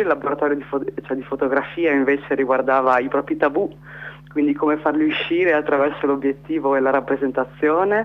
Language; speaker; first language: Italian; native; Italian